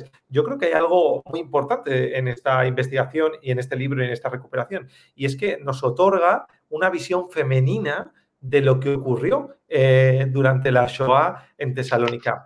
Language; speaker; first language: Spanish; native; Spanish